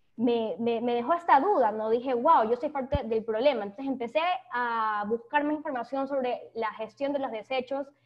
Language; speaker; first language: Spanish; native; Spanish